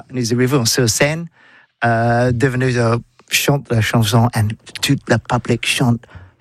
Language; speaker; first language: French; non-native, learner; English